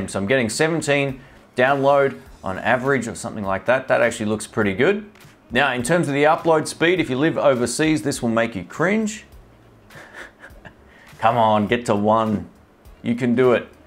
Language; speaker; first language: English; native; English